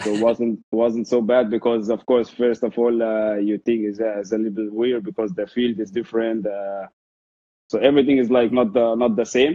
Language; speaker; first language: English; non-native, fluent; Arabic